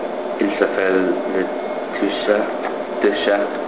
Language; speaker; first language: French; non-native, learner; English